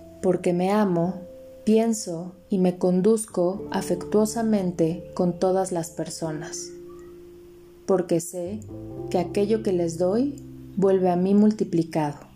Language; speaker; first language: Spanish; native; Spanish